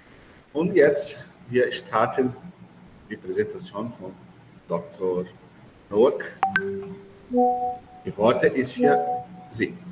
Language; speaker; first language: German; non-native, learner; Portuguese